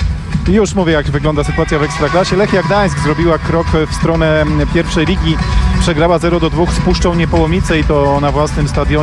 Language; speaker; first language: Polish; native; Polish